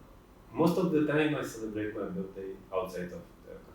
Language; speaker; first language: English; non-native, fluent; Russian